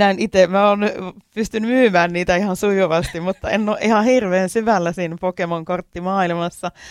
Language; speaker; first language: Finnish; native; Finnish